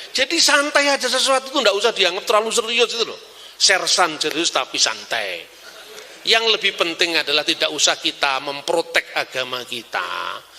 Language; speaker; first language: Indonesian; non-native, local second language; Javanese